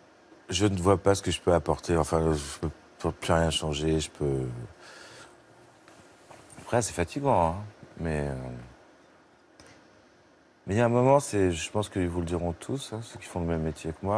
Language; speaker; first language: French; native; French